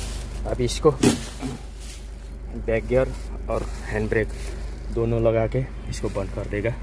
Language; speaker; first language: Hindi; non-native, learner; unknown